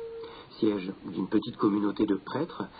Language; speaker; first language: French; native; French